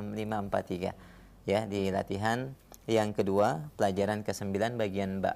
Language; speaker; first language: Indonesian; native; Indonesian